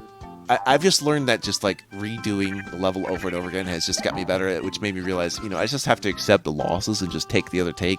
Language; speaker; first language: English; native; English